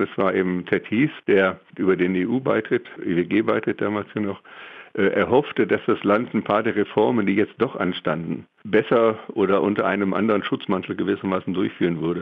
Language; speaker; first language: German; native; German